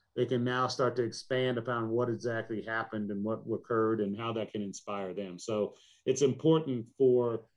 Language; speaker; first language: English; native; English